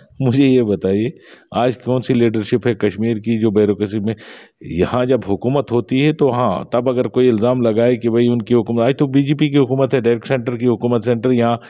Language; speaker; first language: Hindi; non-native, local second language; Shina